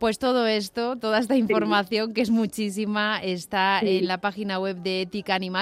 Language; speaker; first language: Spanish; native; Spanish